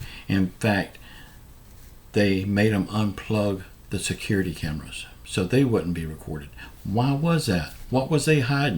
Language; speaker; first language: English; native; English